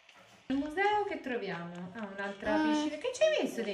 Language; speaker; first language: Italian; native; Italian